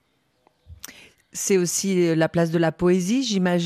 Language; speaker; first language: French; native; French